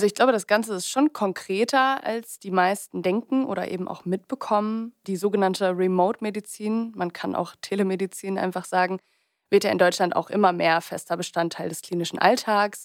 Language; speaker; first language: German; native; German